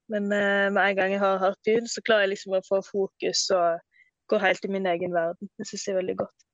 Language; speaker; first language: Norwegian; native; Norwegian